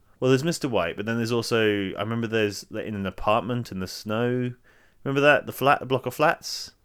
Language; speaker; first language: English; native; English